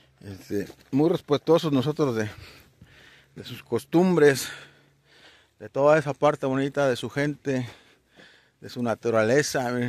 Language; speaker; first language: Spanish; native; Spanish